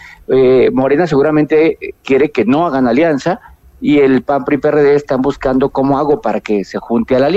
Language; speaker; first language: Spanish; native; Spanish